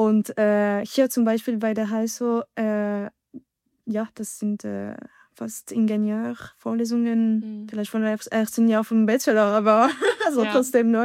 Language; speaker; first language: German; non-native, fluent; French